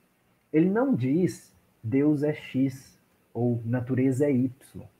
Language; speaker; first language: Portuguese; native; Portuguese